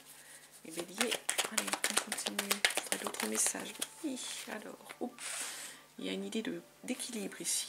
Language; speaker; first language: French; native; French